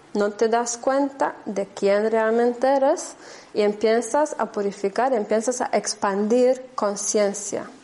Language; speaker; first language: Spanish; non-native, fluent; German